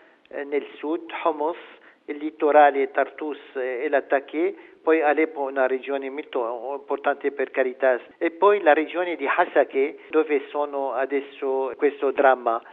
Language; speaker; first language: Italian; non-native, fluent; Arabic